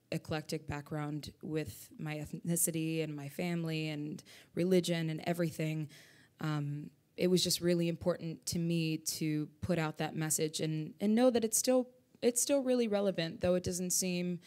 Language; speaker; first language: English; native; English